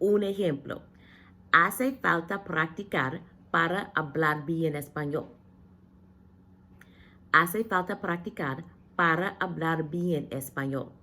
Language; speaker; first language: Spanish; non-native, fluent; English